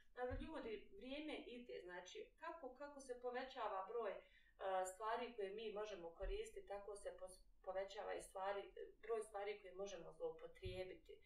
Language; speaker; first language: Bosnian; native; Bosnian